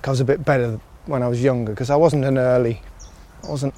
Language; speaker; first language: English; native; English